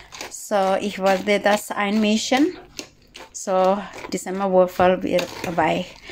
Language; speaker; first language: German; non-native, learner; Indonesian